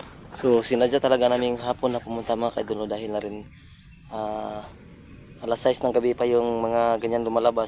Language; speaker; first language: Filipino; non-native, local second language; Cebuano